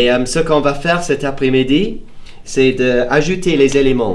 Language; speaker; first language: French; non-native, fluent; English